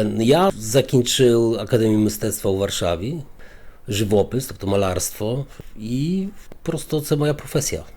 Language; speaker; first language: Ukrainian; native; Ukrainian